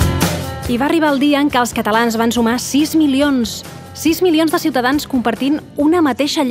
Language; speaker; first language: Catalan; native; Catalan